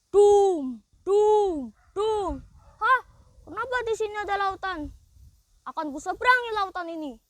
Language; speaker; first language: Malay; non-native, local second language; Javanese